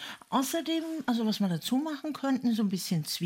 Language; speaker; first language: German; native; German